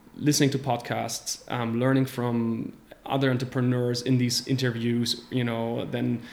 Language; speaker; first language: English; non-native, fluent; German